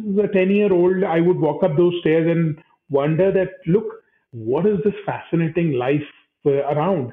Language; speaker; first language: English; non-native, local second language; Hindi